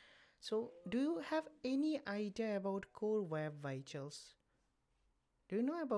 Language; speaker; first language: English; non-native, fluent; Bangla